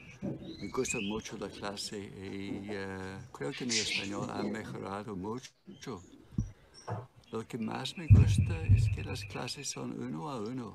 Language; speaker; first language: Spanish; non-native, learner; English